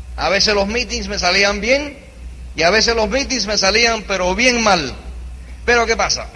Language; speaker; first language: Spanish; early bilingual, heritage; Spanish